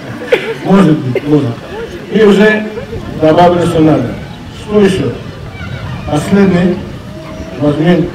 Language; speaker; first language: Russian; non-native, learner; Greek